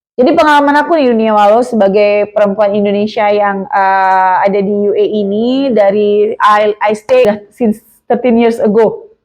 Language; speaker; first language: Indonesian; native; Indonesian